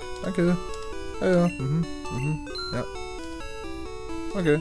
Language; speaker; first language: German; native; German